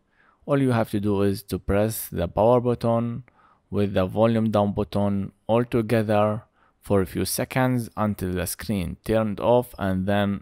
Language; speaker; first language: English; non-native, fluent; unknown